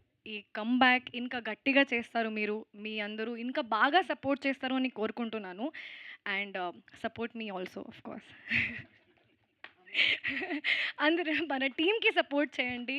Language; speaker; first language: Telugu; non-native, fluent; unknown